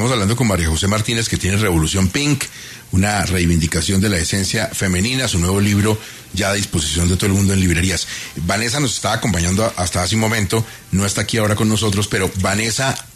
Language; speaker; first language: Spanish; native; Spanish